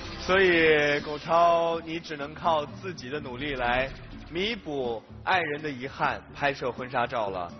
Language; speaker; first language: Chinese; non-native, local second language; Uyghur